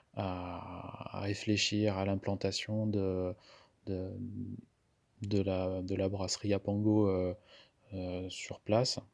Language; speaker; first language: French; non-native, local second language; Malagasy